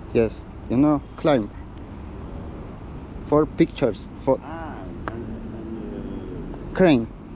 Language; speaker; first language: English; non-native, learner; Armenian